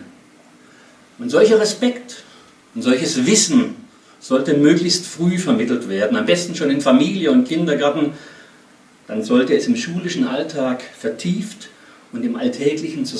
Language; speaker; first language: German; native; German